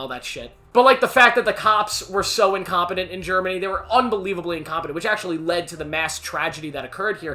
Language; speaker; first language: English; native; English